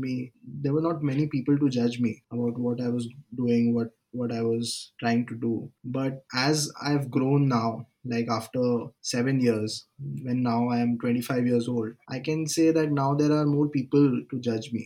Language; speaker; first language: English; non-native, local second language; Marathi